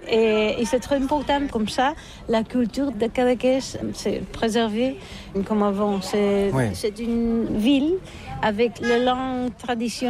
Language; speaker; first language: French; non-native, learner; Catalan